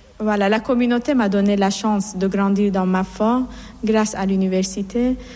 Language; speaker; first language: French; non-native, fluent; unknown